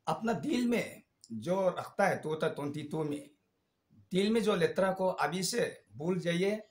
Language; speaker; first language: Hindi; non-native, local second language; Nyishi